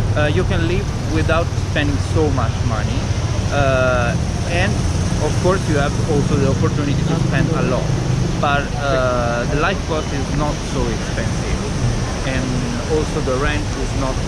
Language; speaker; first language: English; non-native, fluent; Italian